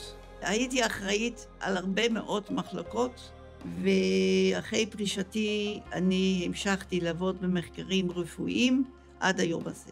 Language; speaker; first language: Hebrew; early bilingual, other home language; Dutch